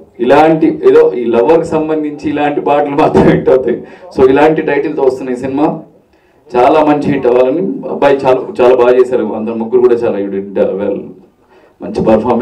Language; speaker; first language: Telugu; native; Telugu